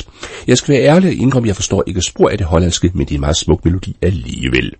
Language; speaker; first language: Danish; native; Danish